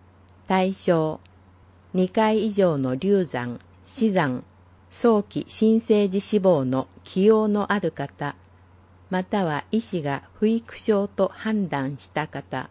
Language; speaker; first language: Japanese; native; Japanese